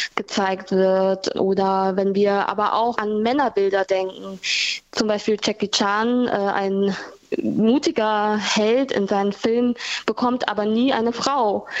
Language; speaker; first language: German; native; German